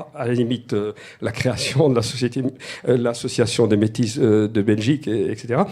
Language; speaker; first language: French; native; French